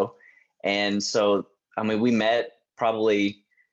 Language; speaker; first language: English; native; English